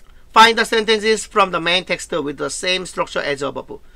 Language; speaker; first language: English; non-native, fluent; Korean